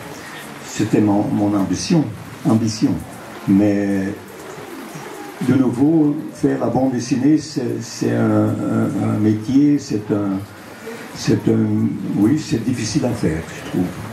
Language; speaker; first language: French; non-native, local second language; Dutch